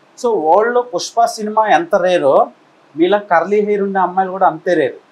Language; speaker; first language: Telugu; native; Telugu